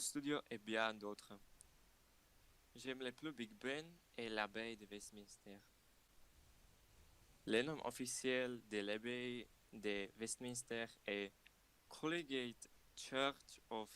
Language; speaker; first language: French; non-native, learner; Slovak